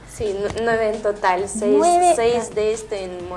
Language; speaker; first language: Spanish; non-native, learner; Russian